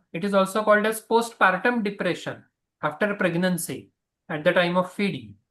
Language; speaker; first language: Hindi; non-native, local second language; Marathi